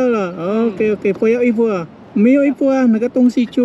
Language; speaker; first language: Chinese; non-native, learner; Filipino